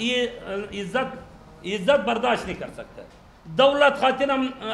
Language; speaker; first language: Urdu; non-native, learner; Pashto